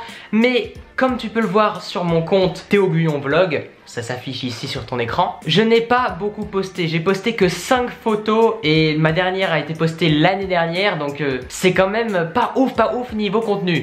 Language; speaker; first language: French; native; French